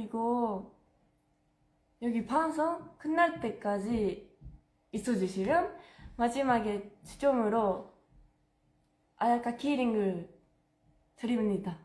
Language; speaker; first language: Korean; non-native, fluent; Japanese